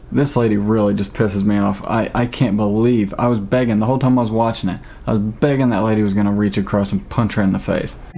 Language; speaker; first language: English; native; English